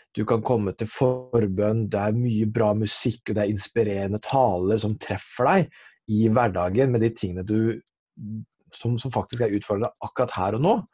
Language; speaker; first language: Norwegian; native; Norwegian